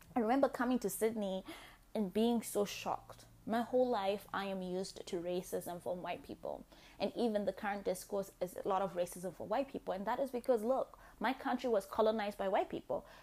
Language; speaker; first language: English; non-native, local second language; Shona